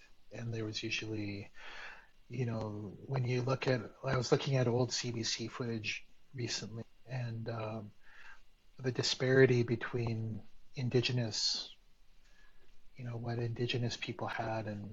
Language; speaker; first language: English; native; English